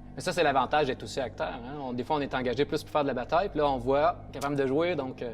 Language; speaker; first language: French; native; French